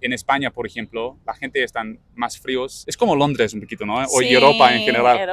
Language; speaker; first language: Spanish; non-native, learner; English